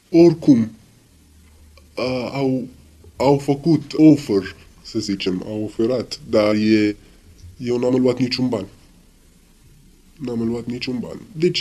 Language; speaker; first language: Romanian; non-native, learner; Arabic